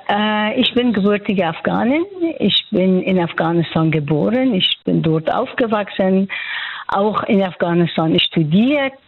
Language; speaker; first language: German; non-native, fluent; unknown